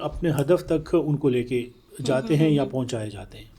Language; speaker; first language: Urdu; non-native, local second language; Pashto